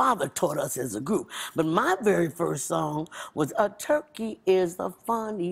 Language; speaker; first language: English; native; English